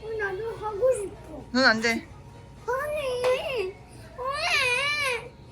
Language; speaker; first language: Korean; early bilingual, heritage; Korean